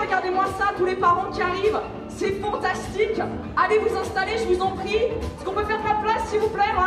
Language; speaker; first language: French; native; French